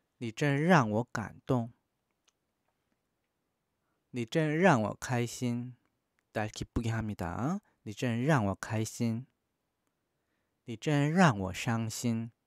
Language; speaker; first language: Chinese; non-native, fluent; Korean